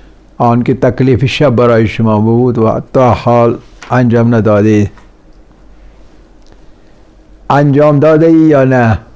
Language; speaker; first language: Persian; non-native, fluent; Urdu